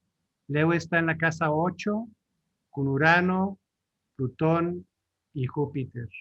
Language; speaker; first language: Spanish; native; Spanish